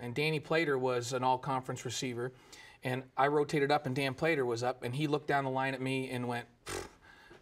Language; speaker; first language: English; native; English